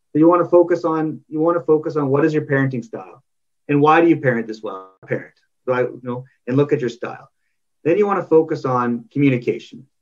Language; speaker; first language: English; native; English